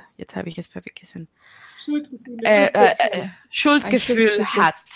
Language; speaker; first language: German; non-native, fluent; Spanish